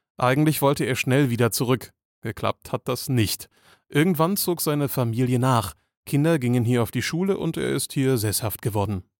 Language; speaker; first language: German; native; German